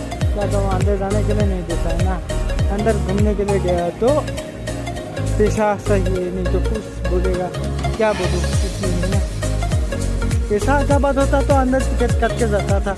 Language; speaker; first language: Hindi; non-native, local second language; Assamese